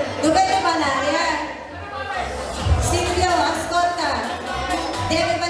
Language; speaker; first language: Italian; non-native, learner; Filipino